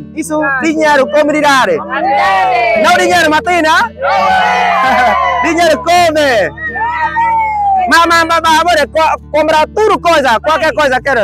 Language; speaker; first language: Portuguese; non-native, learner; Vietnamese